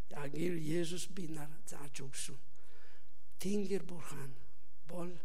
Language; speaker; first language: Mongolian; non-native, learner; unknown